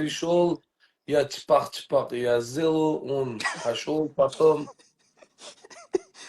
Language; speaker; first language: Russian; non-native, learner; Uzbek